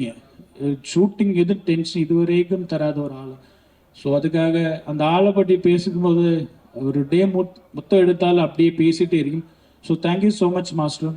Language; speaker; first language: Tamil; non-native, learner; Malayalam